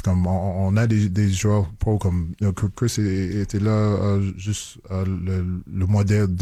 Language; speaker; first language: French; non-native, local second language; English